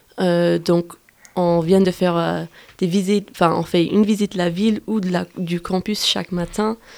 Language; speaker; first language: French; non-native, fluent; English